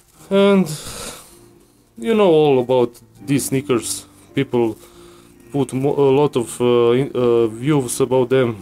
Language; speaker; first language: English; non-native, learner; Croatian